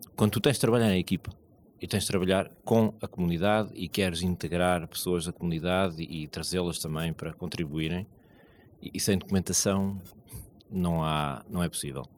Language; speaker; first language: Portuguese; native; Portuguese